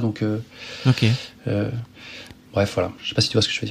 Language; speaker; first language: French; native; French